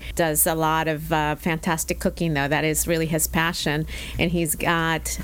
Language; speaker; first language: English; early bilingual, other home language; Spanish